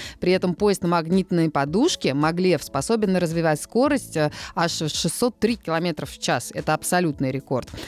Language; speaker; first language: Russian; native; Russian